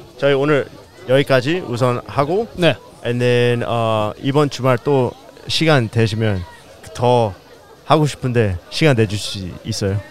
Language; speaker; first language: Korean; early bilingual, heritage; Korean